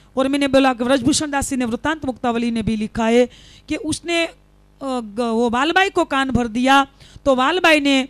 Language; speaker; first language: Hindi; non-native, local second language; Gujarati